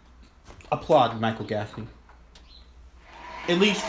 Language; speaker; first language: English; native; English